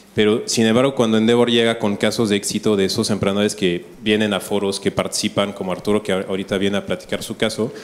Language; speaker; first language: Spanish; non-native, fluent; French